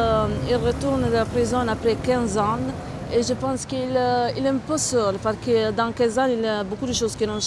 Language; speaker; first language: French; non-native, learner; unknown